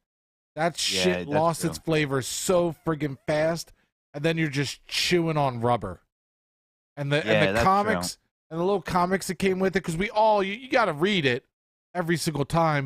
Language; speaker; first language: English; native; English